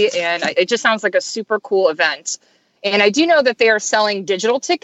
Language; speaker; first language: English; native; English